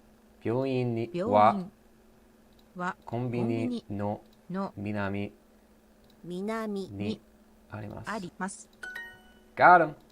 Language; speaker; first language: Japanese; non-native, learner; English